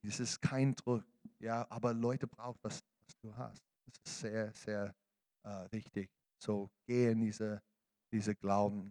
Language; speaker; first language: German; non-native, learner; English